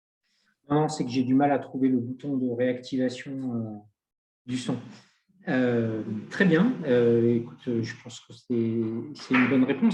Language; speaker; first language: French; native; French